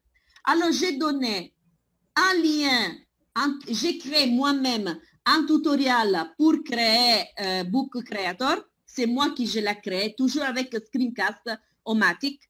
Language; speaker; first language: French; non-native, fluent; Italian